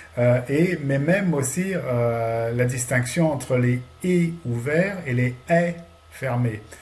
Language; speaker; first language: French; native; French